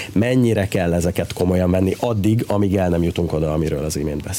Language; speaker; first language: Hungarian; native; Hungarian